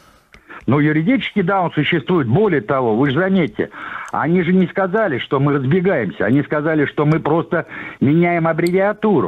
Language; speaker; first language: Russian; native; Russian